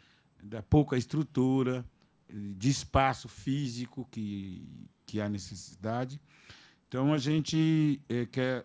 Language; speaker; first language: Portuguese; native; Portuguese